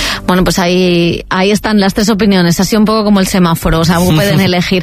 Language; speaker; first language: Spanish; native; Spanish